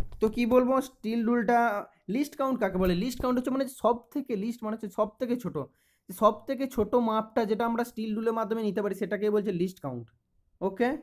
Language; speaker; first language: Bangla; native; Bangla